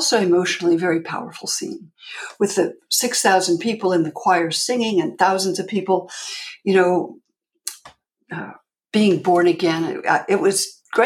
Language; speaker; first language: English; native; English